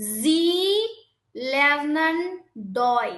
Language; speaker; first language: German; non-native, fluent; Hindi